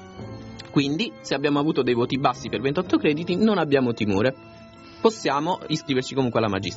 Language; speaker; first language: Italian; native; Italian